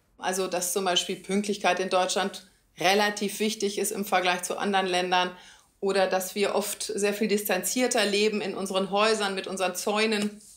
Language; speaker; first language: German; native; German